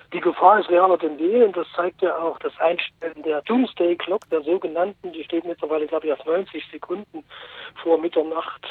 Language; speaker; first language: German; native; German